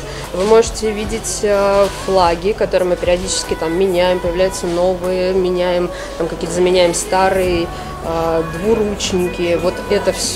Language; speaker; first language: Russian; native; Russian